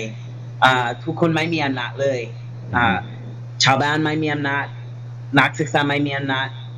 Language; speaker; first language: Thai; non-native, learner; English